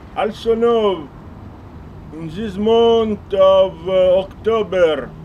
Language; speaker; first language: English; non-native, learner; Italian